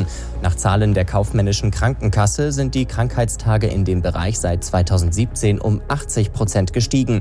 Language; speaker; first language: German; native; German